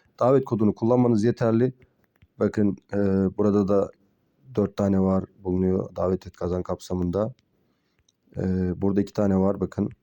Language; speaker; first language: Turkish; native; Turkish